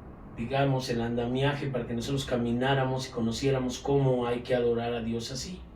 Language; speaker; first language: Spanish; native; Spanish